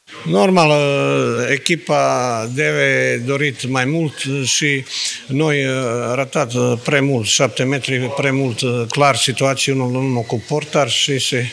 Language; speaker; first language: Romanian; non-native, learner; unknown